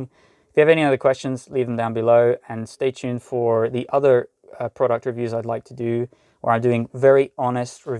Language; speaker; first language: English; native; English